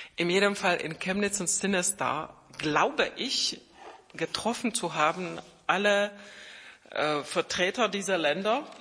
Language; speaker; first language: German; non-native, fluent; Czech